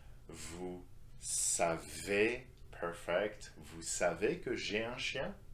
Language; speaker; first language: French; non-native, fluent; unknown